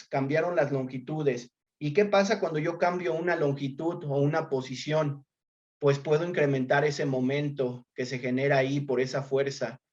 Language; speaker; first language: Spanish; native; Spanish